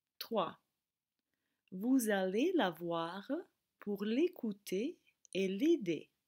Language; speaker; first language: French; non-native, fluent; Croatian